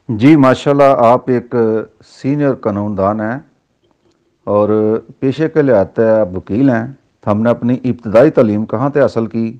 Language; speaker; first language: Urdu; non-native, local second language; Haryanvi